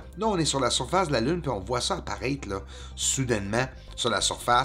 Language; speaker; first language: French; native; French